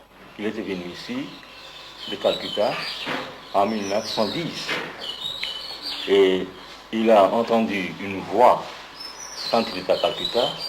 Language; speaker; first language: French; non-native, fluent; Bangla